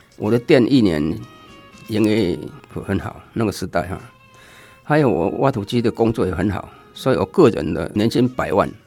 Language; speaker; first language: Chinese; native; Chinese